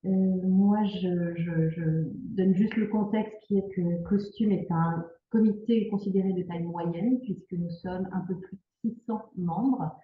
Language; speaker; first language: French; native; French